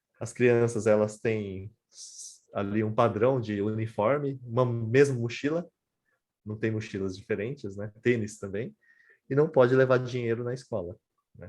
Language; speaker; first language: Portuguese; native; Portuguese